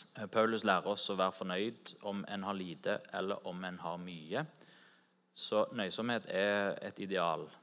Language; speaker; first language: Norwegian; native; Norwegian